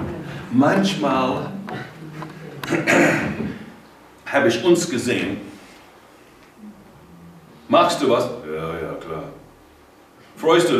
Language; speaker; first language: German; non-native, fluent; English